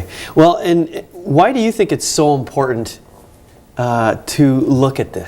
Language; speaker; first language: English; native; English